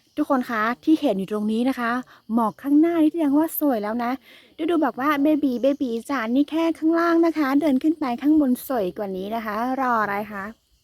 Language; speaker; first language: Thai; native; Thai